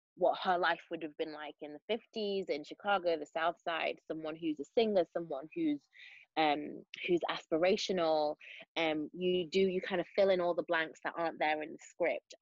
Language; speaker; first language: English; native; English